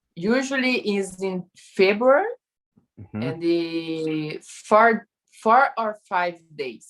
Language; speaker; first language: English; non-native, learner; Portuguese